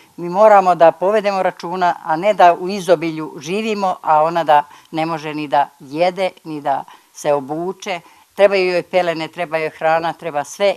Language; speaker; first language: Bosnian; native; Bosnian